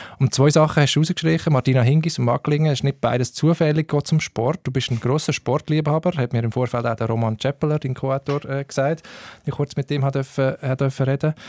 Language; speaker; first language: German; native; German